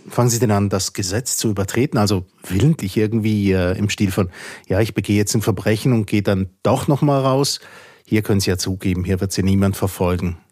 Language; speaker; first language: German; native; German